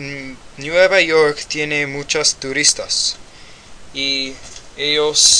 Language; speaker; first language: Spanish; non-native, learner; English